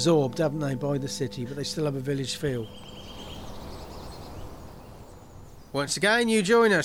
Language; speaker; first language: English; native; English